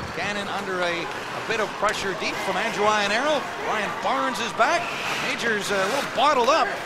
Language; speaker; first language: English; native; English